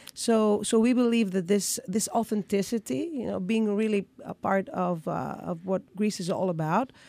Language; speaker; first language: English; non-native, fluent; Greek